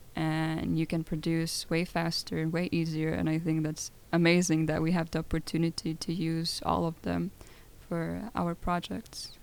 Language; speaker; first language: English; non-native, fluent; Lithuanian